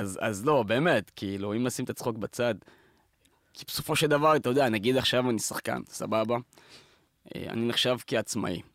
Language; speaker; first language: Hebrew; native; Hebrew